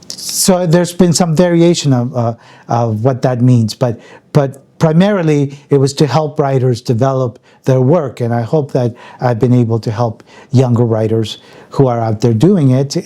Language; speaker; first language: English; early bilingual, other home language; Spanish